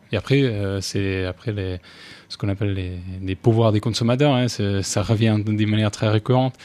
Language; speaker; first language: French; non-native, fluent; Spanish